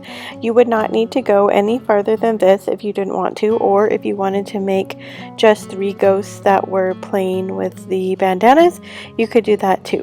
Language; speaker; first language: English; native; English